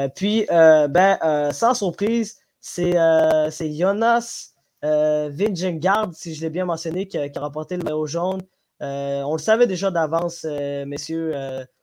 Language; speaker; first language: French; non-native, local second language; Somali